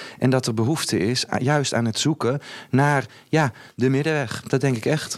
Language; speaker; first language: Dutch; native; Dutch